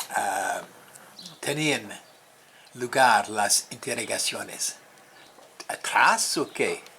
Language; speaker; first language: Spanish; non-native, fluent; English